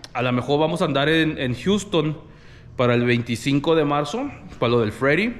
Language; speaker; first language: Spanish; early bilingual, other home language; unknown